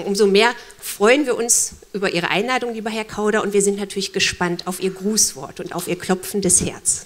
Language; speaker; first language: German; native; German